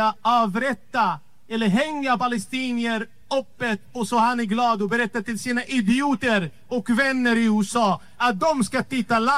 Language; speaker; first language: Swedish; non-native, fluent; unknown